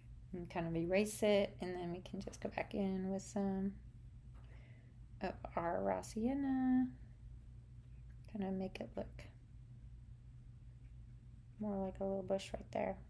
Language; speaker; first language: English; native; English